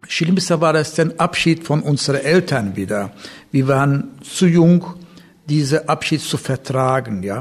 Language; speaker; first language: German; non-native, fluent; Turkish